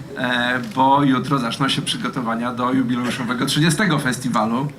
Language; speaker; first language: Polish; native; Polish